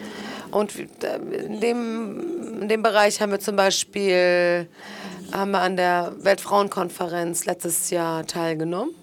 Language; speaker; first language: German; non-native, fluent; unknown